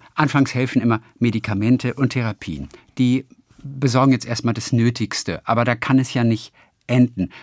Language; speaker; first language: German; native; German